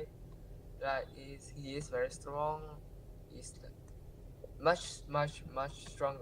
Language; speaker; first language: English; non-native, learner; Vietnamese